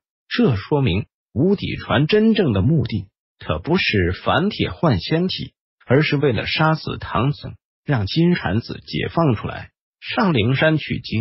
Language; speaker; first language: Chinese; native; Chinese